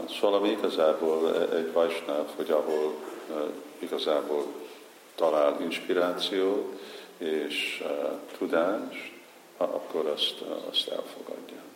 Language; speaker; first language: Hungarian; early bilingual, heritage; Hungarian